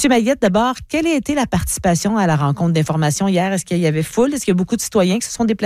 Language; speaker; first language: French; native; French